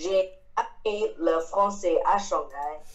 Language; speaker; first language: French; non-native, learner; Chinese